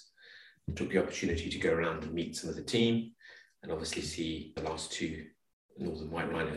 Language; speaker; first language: English; native; English